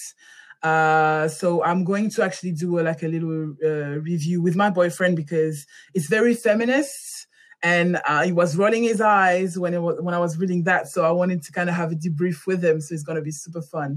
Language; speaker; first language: English; non-native, fluent; French